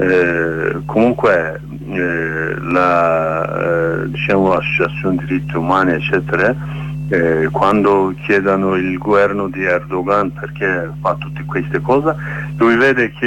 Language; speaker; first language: Italian; non-native, learner; Kurdish